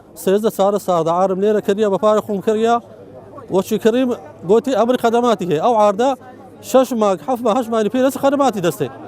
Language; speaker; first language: Central Kurdish; native; Central Kurdish